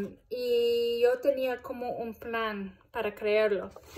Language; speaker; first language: Spanish; non-native, fluent; English